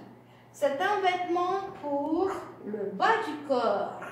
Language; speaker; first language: French; non-native, fluent; Russian